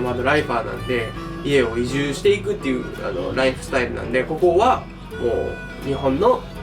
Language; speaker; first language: Japanese; native; Japanese